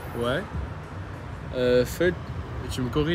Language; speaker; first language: French; non-native, learner; Chinese